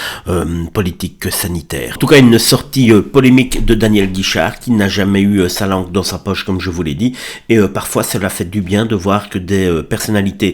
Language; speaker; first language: French; native; French